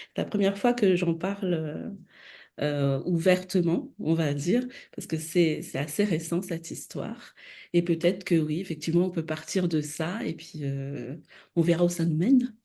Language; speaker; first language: French; non-native, local second language; Malagasy